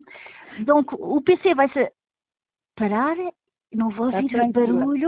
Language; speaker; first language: Portuguese; early bilingual, heritage; Portuguese